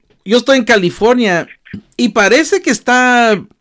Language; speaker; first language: Spanish; early bilingual, heritage; Spanish